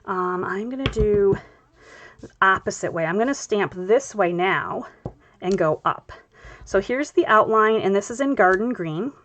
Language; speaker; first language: English; native; English